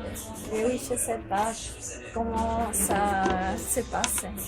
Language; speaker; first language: French; non-native, fluent; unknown